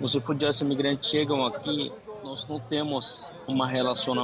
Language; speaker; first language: Portuguese; non-native, fluent; Arabic